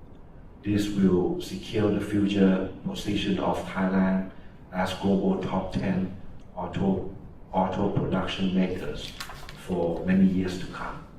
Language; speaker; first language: English; non-native, fluent; Thai